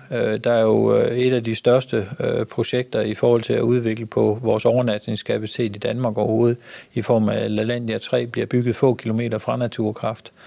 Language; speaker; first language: Danish; native; Danish